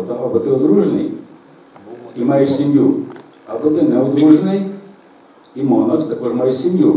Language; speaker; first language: Ukrainian; native; Ukrainian